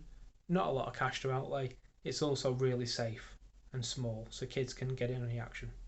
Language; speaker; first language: English; native; English